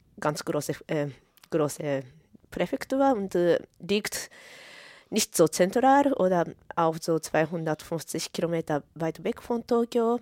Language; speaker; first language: German; non-native, fluent; Japanese